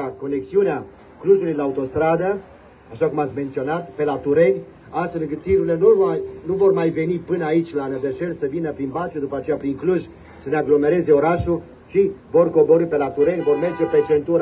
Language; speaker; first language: Romanian; native; Romanian